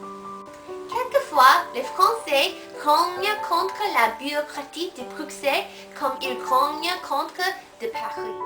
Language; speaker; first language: French; non-native, learner; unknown